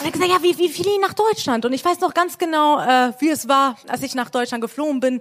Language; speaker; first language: German; early bilingual, other home language; Persian